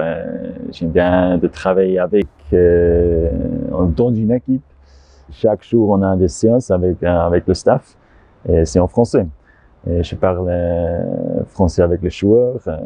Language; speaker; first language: French; non-native, learner; German